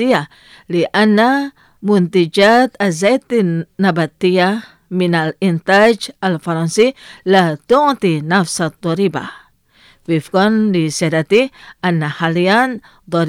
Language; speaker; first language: Arabic; non-native, fluent; Indonesian